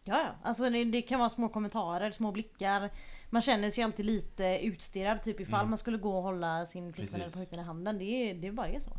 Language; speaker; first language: Swedish; native; Swedish